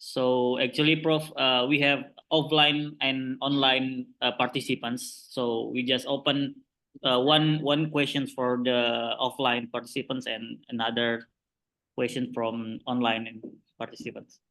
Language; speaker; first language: English; non-native, learner; Indonesian